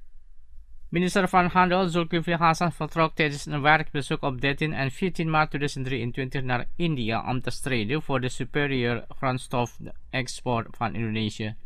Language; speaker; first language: Dutch; non-native, fluent; Indonesian